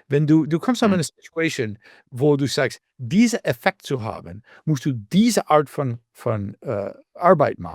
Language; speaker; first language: German; non-native, learner; English